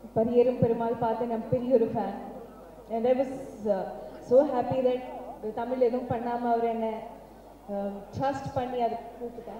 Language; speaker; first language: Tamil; non-native, learner; Malayalam